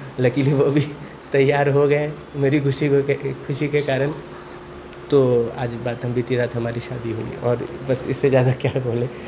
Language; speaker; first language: Hindi; native; Hindi